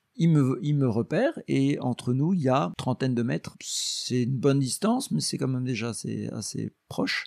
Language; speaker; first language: French; native; French